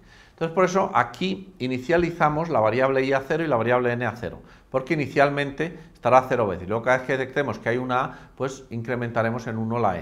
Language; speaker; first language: Spanish; native; Spanish